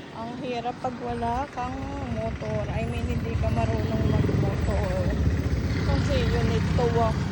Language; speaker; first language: Filipino; native; Filipino